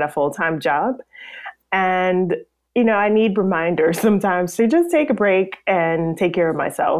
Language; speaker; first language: English; native; English